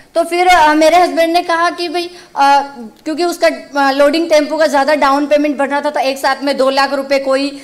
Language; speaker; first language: Hindi; native; Hindi